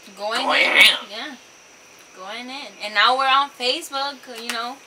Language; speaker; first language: English; early bilingual, other home language; Spanish